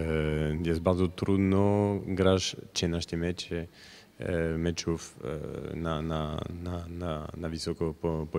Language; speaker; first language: Polish; non-native, learner; French